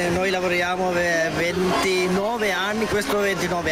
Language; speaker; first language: Italian; non-native, learner; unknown